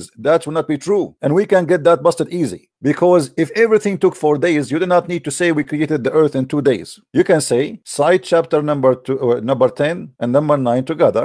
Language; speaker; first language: English; non-native, fluent; Arabic